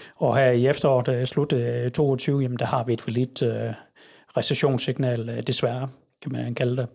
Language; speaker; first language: Danish; native; Danish